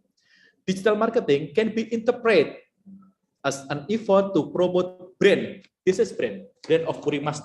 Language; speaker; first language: English; non-native, learner; Indonesian